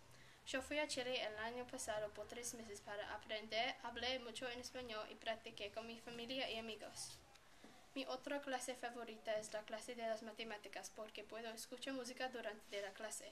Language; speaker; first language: Spanish; non-native, learner; English